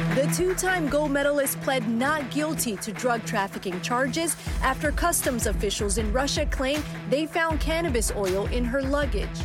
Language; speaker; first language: English; non-native, fluent; Somali